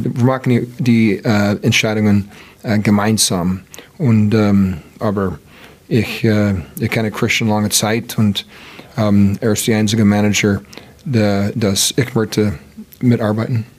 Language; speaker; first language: German; non-native, learner; English